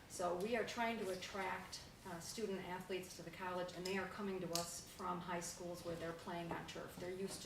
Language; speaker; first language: English; native; English